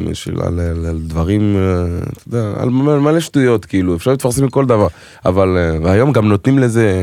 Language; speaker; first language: Hebrew; non-native, local second language; French